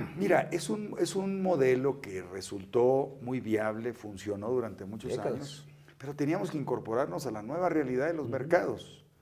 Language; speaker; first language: Spanish; native; Spanish